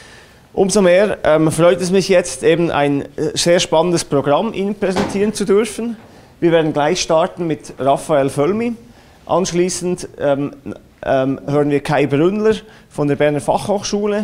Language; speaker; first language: German; native; German